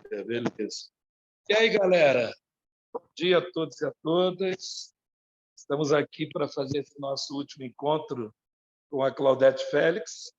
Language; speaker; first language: Portuguese; native; Portuguese